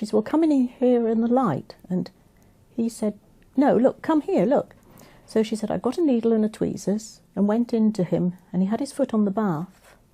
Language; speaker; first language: English; native; English